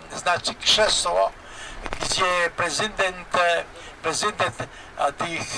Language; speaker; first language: Polish; non-native, learner; Albanian